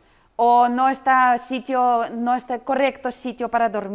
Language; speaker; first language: Spanish; non-native, learner; Russian